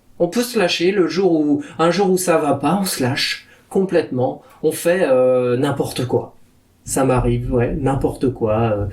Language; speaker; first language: French; native; French